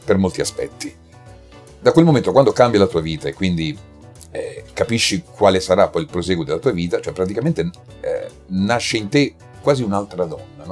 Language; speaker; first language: Italian; native; Italian